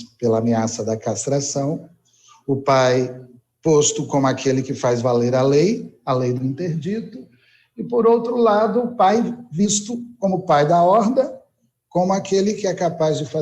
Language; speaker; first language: Portuguese; native; Portuguese